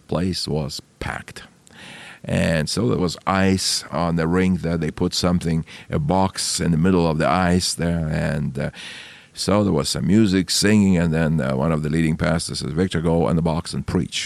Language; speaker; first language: English; non-native, fluent; Russian